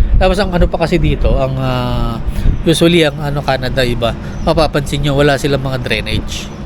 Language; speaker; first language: Filipino; native; Filipino